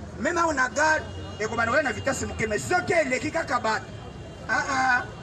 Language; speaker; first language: Lingala; native; Lingala